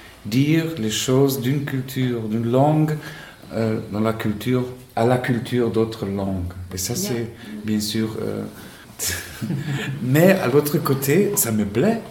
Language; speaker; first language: French; non-native, fluent; Spanish